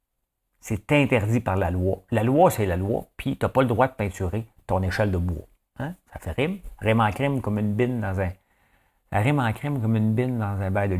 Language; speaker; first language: French; native; French